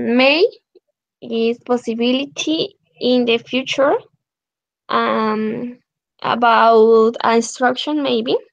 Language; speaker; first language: English; non-native, learner; Spanish